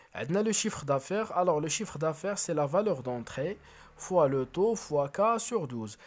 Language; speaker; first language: French; non-native, local second language; Arabic